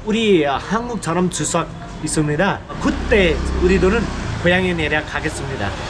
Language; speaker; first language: Korean; non-native, learner; Nepali